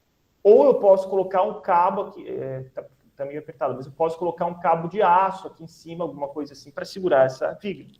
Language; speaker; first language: Portuguese; native; Portuguese